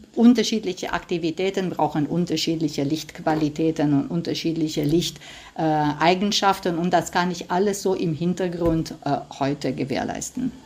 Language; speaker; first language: German; non-native, fluent; Romanian